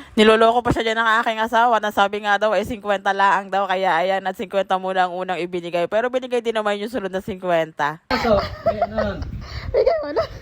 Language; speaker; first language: Filipino; native; Filipino